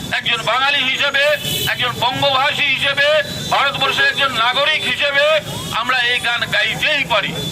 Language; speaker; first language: Bangla; native; Bangla